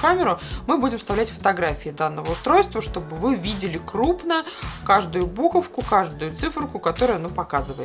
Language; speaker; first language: Russian; native; Russian